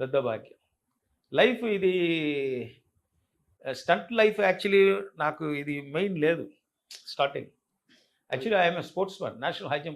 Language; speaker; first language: Telugu; non-native, learner; Tamil